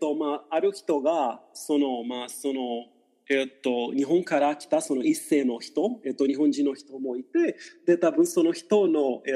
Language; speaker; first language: Japanese; non-native, fluent; Portuguese